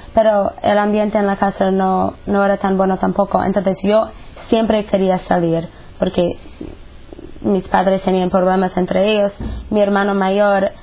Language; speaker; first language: Spanish; non-native, fluent; English